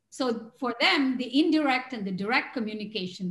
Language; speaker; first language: English; non-native, local second language; Tamil